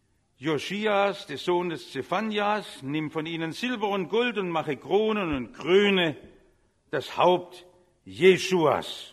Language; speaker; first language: German; native; German